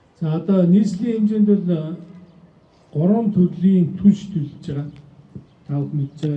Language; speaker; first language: Mongolian; native; Mongolian